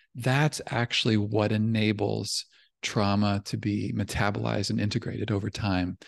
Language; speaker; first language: English; native; English